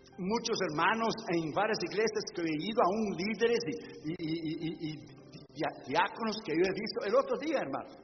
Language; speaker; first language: Spanish; non-native, fluent; Portuguese